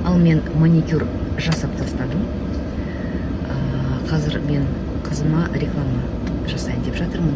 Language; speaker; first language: Kazakh; non-native, local second language; Russian